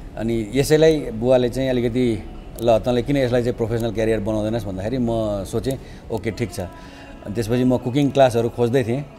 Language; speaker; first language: Nepali; native; Nepali